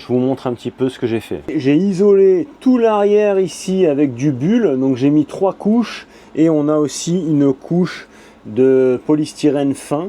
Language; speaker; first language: French; native; French